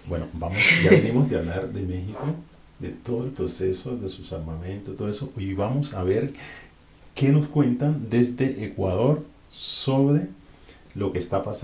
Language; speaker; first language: Spanish; native; Spanish